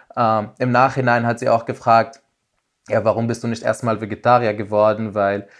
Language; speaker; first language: German; non-native, fluent; Arabic